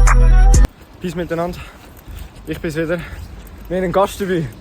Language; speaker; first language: German; native; German